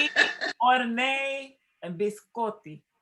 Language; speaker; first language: Spanish; non-native, learner; English